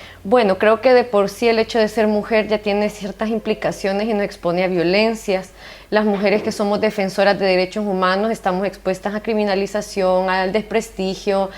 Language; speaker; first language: Spanish; native; Spanish